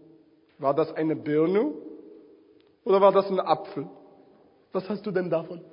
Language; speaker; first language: German; non-native, fluent; Arabic